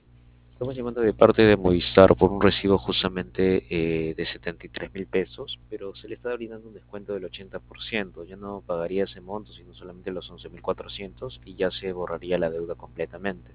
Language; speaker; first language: Spanish; native; Spanish